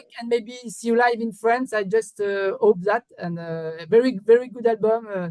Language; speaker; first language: English; non-native, learner; French